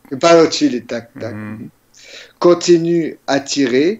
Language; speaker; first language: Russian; non-native, learner; French